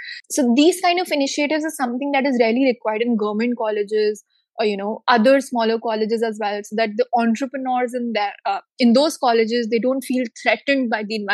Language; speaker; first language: English; non-native, local second language; Hindi